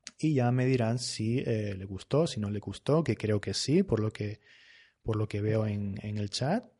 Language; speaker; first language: Spanish; native; Spanish